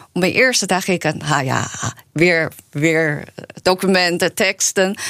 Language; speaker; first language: Dutch; non-native, learner; Chinese